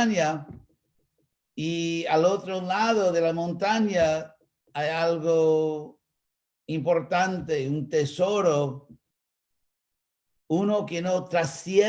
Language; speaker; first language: Spanish; non-native, fluent; English